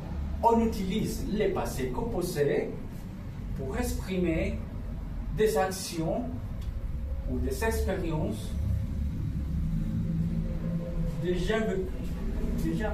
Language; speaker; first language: French; non-native, fluent; Spanish